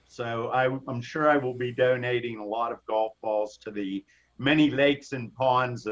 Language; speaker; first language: English; native; English